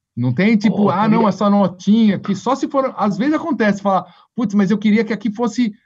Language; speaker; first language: Portuguese; native; Portuguese